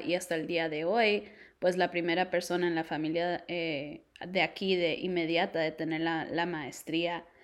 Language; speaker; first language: Spanish; early bilingual, heritage; Spanish